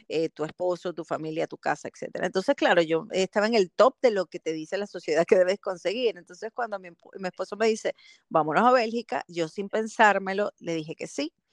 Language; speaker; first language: Spanish; native; Spanish